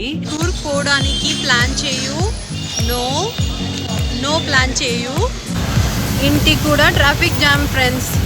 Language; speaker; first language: Telugu; non-native, local second language; Kannada